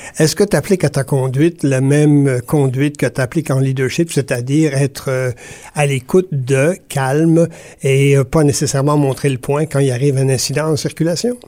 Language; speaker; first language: French; native; French